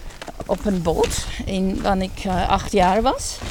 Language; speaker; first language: Dutch; early bilingual, heritage; Dutch